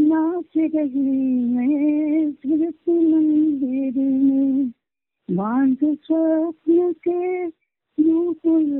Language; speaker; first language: Hindi; non-native, local second language; Marathi